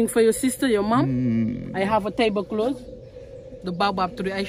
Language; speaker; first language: English; non-native, learner; Wolof